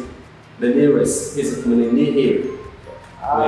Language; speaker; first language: English; non-native, learner; Vietnamese